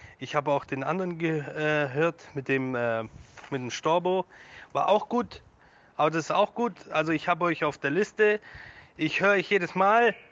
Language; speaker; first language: German; native; German